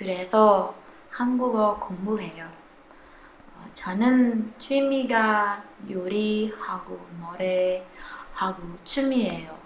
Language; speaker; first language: Korean; non-native, learner; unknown